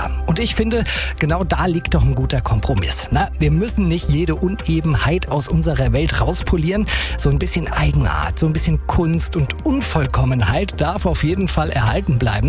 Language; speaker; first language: German; native; German